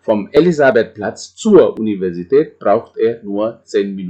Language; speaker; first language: German; non-native, fluent; Indonesian